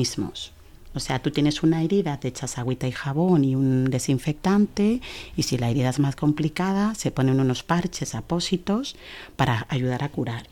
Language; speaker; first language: Spanish; early bilingual, other home language; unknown